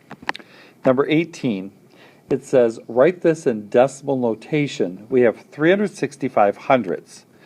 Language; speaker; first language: English; native; English